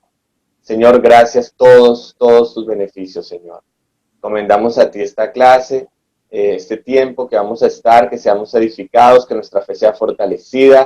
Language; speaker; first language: Spanish; native; Spanish